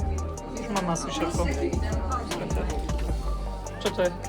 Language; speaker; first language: Slovak; native; Slovak